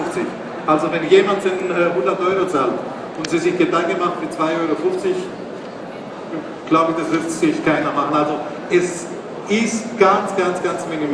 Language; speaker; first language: German; non-native, fluent; Greek